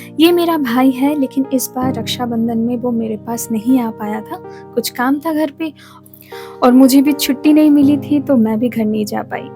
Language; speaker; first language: Hindi; non-native, local second language; Bangla